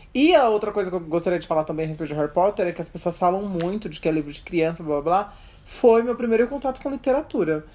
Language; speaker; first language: Portuguese; native; Portuguese